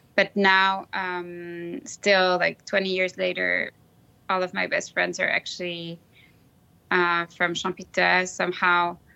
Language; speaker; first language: English; non-native, fluent; French